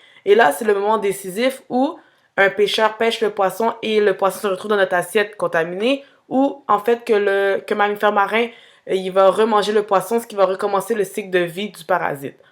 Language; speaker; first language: French; native; French